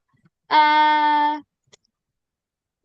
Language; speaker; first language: English; non-native, learner; Indonesian